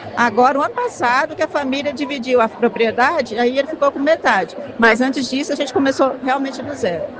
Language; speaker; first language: Portuguese; native; Portuguese